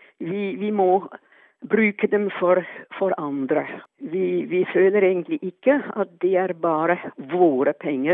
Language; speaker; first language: Norwegian; non-native, fluent; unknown